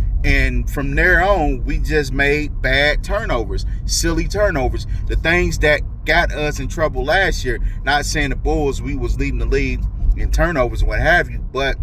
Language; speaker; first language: English; native; English